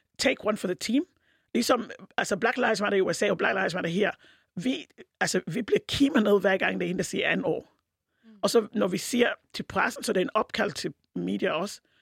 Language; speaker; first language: Danish; non-native, fluent; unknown